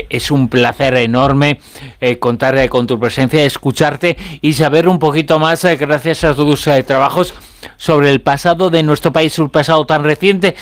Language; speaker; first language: Spanish; native; Spanish